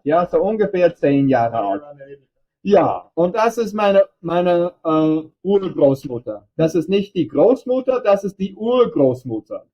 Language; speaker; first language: German; non-native, fluent; English